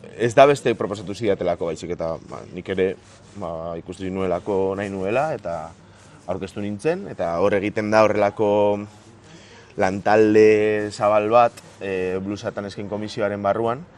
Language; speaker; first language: Basque; non-native, local second language; Spanish